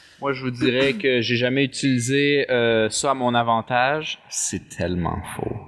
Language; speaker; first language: French; early bilingual, other home language; Spanish